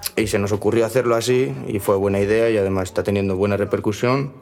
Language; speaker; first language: Spanish; native; Spanish